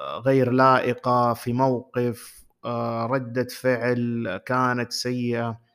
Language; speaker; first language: Arabic; native; Arabic